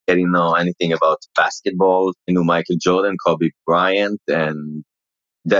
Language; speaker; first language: English; non-native, fluent; Hebrew